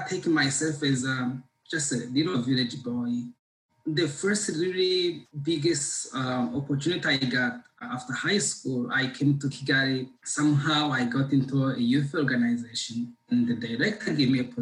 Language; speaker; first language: English; non-native, local second language; Kinyarwanda